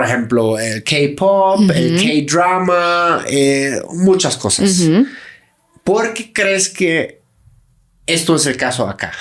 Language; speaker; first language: Spanish; native; Spanish